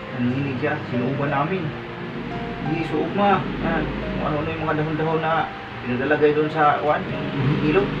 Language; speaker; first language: Filipino; non-native, local second language; Cebuano